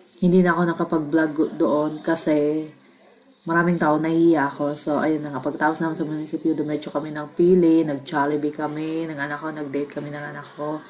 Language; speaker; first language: Filipino; non-native, local second language; Bikol